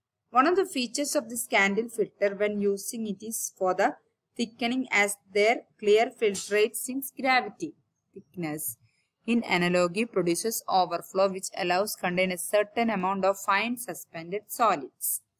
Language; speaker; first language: English; non-native, local second language; Malayalam